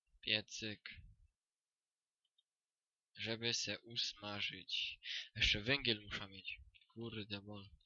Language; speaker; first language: Polish; native; Polish